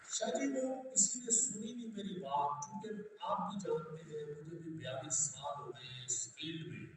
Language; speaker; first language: Urdu; non-native, local second language; Punjabi